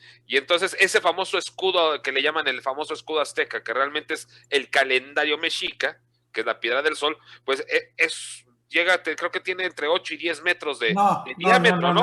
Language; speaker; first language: Spanish; native; Spanish